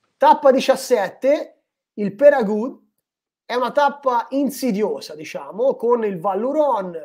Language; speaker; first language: Italian; native; Italian